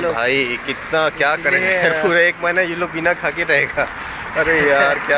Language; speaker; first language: Hindi; non-native, local second language; Bangla